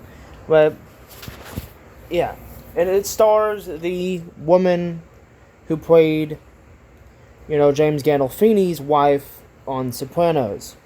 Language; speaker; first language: English; native; English